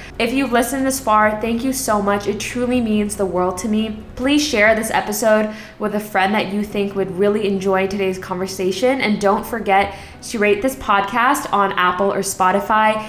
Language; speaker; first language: English; early bilingual, other home language; Korean